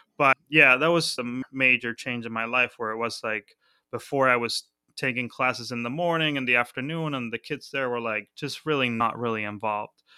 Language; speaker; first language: English; non-native, fluent; Spanish